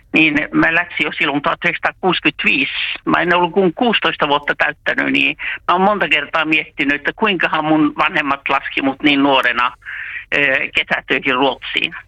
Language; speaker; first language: Finnish; native; Finnish